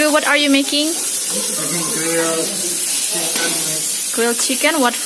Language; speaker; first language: English; non-native, learner; Indonesian